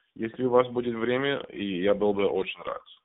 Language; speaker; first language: Russian; non-native, learner; English